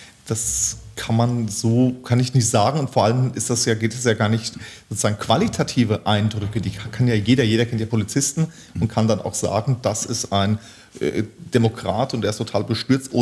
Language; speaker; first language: German; early bilingual, other home language; Turkish